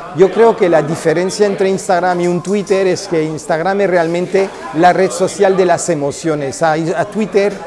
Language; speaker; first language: Spanish; early bilingual, heritage; Spanish